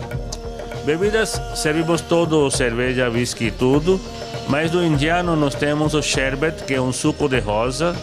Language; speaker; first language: Portuguese; non-native, fluent; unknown